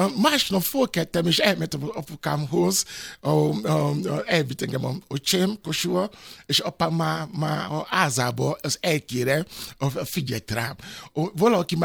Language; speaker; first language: Hungarian; non-native, fluent; Yoruba